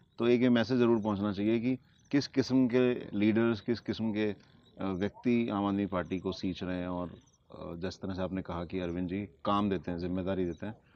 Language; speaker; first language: Hindi; native; Hindi